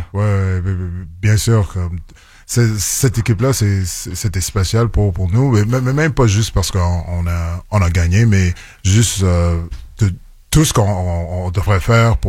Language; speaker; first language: French; non-native, local second language; English